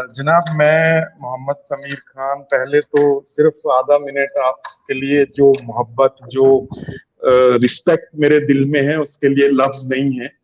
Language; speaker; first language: Urdu; non-native, local second language; Punjabi